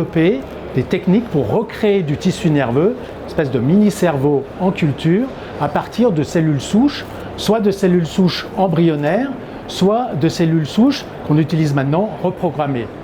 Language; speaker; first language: French; native; French